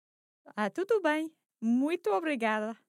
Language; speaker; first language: Portuguese; non-native, learner; English